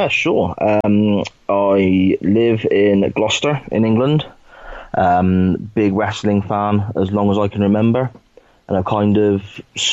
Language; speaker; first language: English; native; English